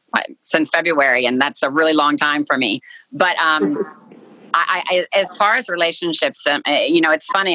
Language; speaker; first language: English; native; English